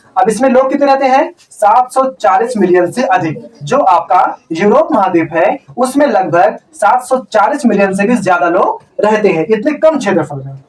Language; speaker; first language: Hindi; native; Hindi